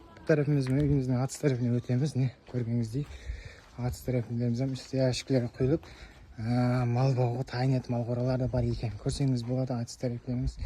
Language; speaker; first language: Uzbek; non-native, local second language; Kara-Kalpak